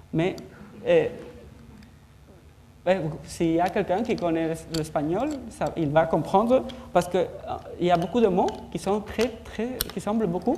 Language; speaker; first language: French; non-native, fluent; Spanish